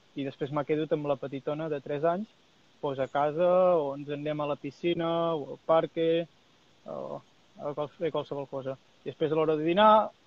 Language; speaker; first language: Catalan; native; Catalan